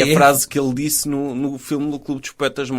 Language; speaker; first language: Portuguese; native; Portuguese